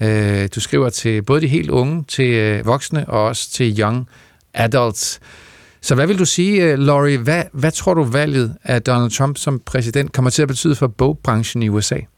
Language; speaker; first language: Danish; native; Danish